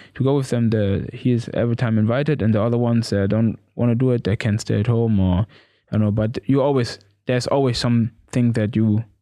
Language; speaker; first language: English; non-native, learner; German